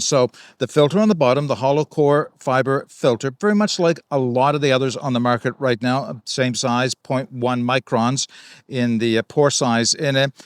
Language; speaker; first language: English; native; English